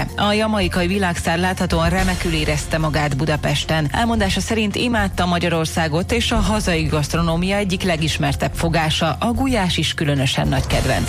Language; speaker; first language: Hungarian; native; Hungarian